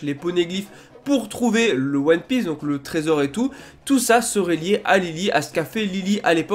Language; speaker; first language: French; native; French